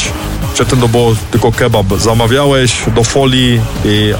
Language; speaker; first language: Polish; early bilingual, heritage; Polish